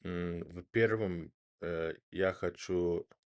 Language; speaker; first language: Russian; non-native, learner; English